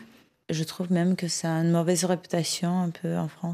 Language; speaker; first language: French; non-native, fluent; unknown